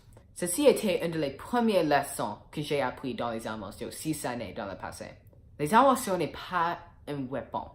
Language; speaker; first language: French; non-native, learner; English